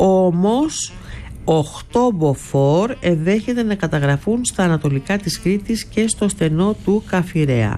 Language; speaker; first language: Greek; native; Greek